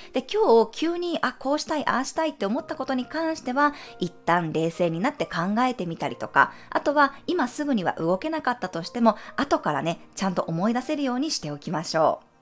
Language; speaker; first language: Japanese; native; Japanese